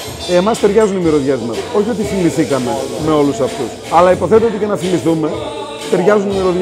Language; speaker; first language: Greek; native; Greek